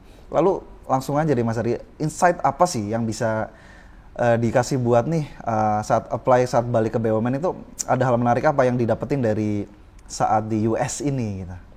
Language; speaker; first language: Indonesian; native; Indonesian